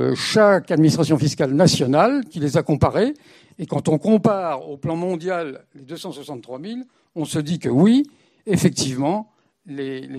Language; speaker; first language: French; native; French